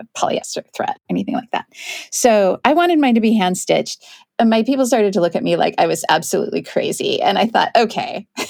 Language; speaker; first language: English; native; English